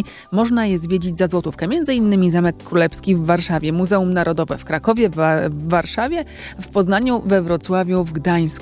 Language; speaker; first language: Polish; native; Polish